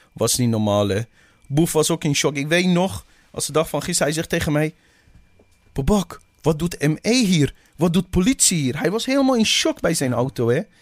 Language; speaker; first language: Dutch; early bilingual, other home language; Persian